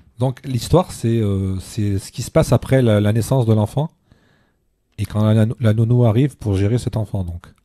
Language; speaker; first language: French; native; French